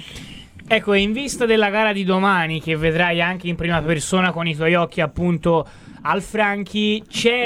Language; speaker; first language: Italian; native; Italian